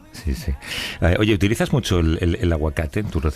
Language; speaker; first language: Spanish; native; Spanish